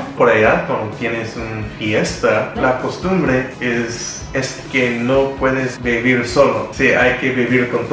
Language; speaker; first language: Spanish; non-native, learner; Vietnamese